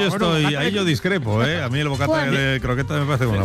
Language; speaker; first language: Spanish; native; Spanish